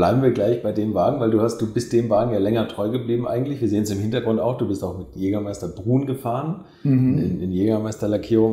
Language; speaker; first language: German; native; German